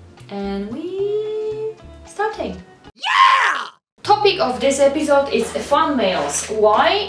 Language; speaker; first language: English; non-native, learner; Polish